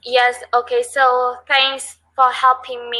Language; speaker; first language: English; non-native, learner; Vietnamese